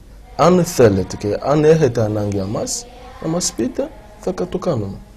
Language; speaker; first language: Greek; non-native, fluent; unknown